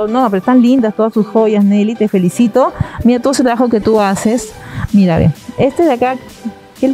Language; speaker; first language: Spanish; native; Spanish